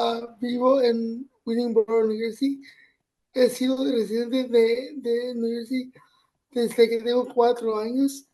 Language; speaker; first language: Spanish; early bilingual, other home language; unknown